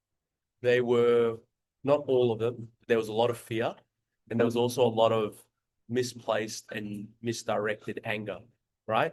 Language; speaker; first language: English; native; English